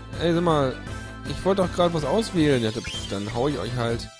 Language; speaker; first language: German; native; German